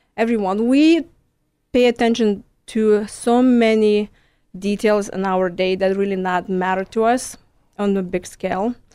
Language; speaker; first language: English; non-native, fluent; Lithuanian